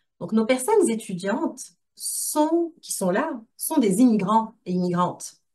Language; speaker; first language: French; non-native, local second language; Arabic